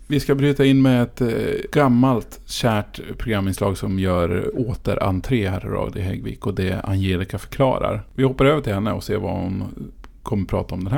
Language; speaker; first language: Swedish; native; Swedish